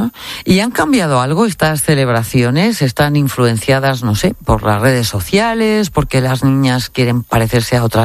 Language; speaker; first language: Spanish; native; Spanish